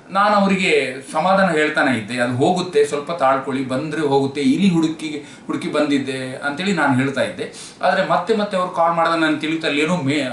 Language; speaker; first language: Kannada; native; Kannada